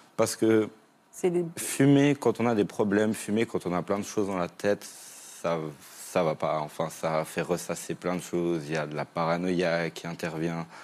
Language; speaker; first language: French; native; French